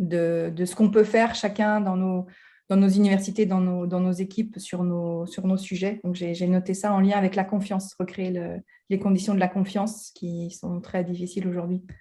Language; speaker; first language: French; native; French